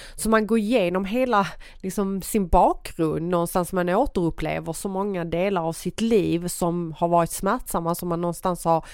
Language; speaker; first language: Swedish; early bilingual, other home language; Persian